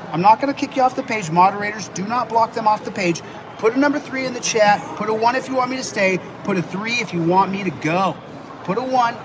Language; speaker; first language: English; native; English